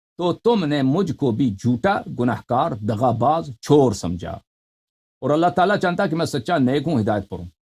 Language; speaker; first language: Urdu; non-native, fluent; Persian